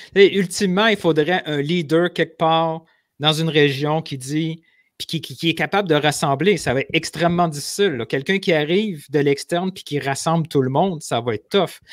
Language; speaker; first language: French; native; French